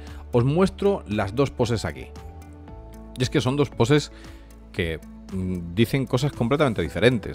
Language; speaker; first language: Spanish; native; Spanish